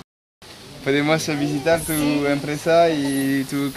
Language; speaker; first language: Spanish; non-native, learner; French